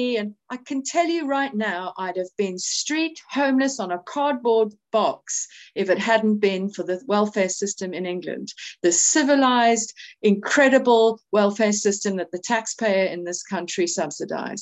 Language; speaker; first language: English; native; English